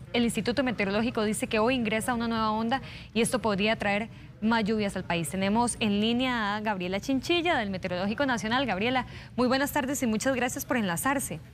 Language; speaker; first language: Spanish; native; Spanish